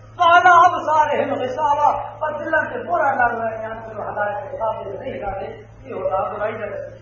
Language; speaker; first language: Urdu; non-native, local second language; Punjabi